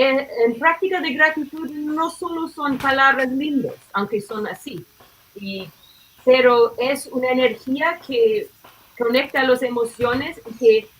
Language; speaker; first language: Spanish; non-native, fluent; English